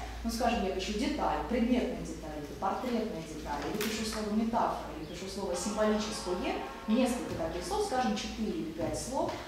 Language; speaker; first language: Russian; native; Russian